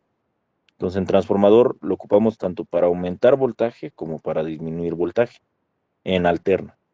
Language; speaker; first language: Spanish; native; Spanish